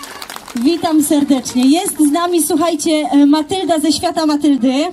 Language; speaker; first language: Polish; native; Polish